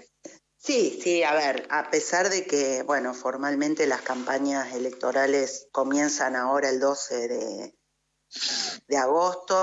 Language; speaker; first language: Spanish; native; Spanish